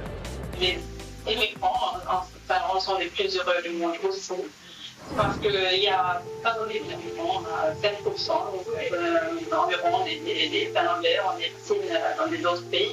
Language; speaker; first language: French; non-native, fluent; Swedish